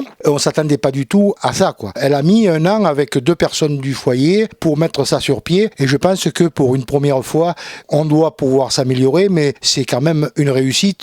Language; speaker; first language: French; native; French